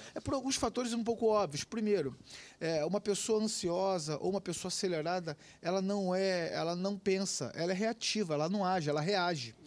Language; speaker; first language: Portuguese; native; Portuguese